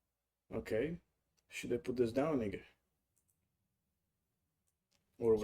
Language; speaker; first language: English; non-native, fluent; Russian